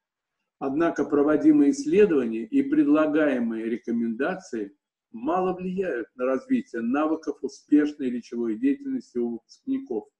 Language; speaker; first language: Russian; native; Russian